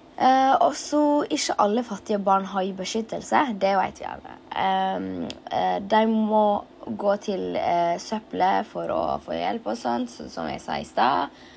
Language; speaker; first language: Norwegian; early bilingual, other home language; Tigrinya